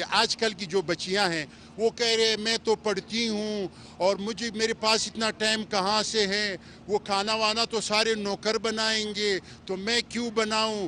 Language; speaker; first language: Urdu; non-native, local second language; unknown